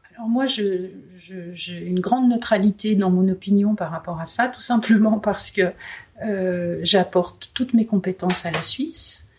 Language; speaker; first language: French; native; French